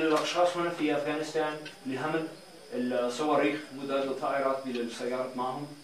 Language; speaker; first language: Arabic; non-native, fluent; English